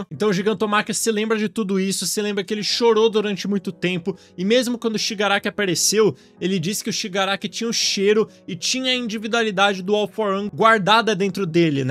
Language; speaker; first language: Portuguese; native; Portuguese